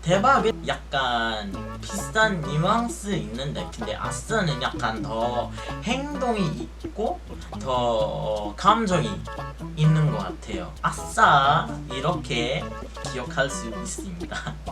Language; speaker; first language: Korean; non-native, fluent; Filipino